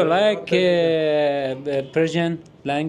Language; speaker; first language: English; non-native, learner; Persian